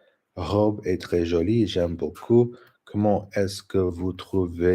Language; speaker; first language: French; non-native, learner; English